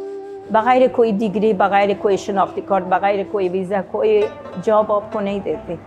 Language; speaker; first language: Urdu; non-native, fluent; Persian